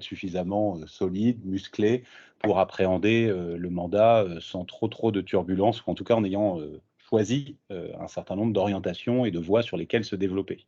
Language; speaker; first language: French; native; French